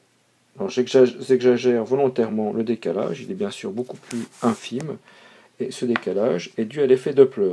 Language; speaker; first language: French; native; French